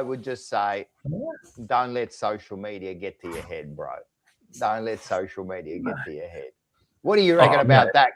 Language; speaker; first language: English; native; English